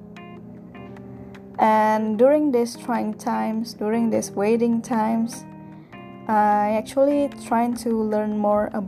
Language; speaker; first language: English; non-native, fluent; Indonesian